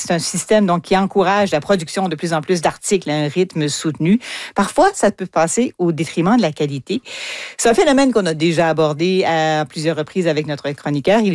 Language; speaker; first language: French; native; French